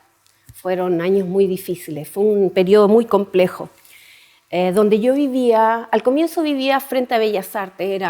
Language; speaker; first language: Spanish; native; Spanish